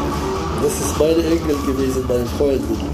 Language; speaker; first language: German; non-native, learner; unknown